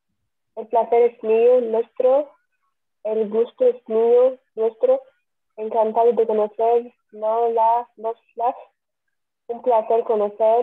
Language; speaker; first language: Spanish; non-native, learner; Arabic